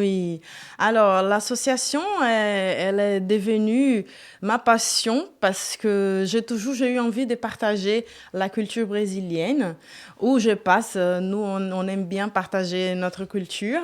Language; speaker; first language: French; non-native, fluent; Portuguese